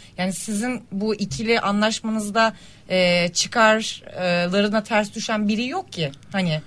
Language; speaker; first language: Turkish; native; Turkish